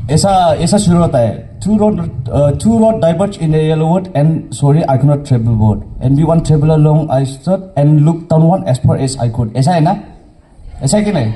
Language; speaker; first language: Hindi; non-native, local second language; Garo